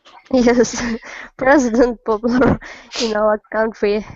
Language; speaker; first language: English; non-native, learner; Russian